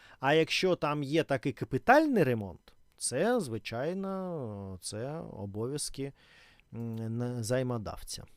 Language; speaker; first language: Ukrainian; non-native, learner; Russian